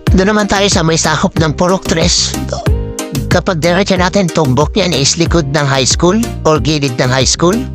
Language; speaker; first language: Filipino; native; Filipino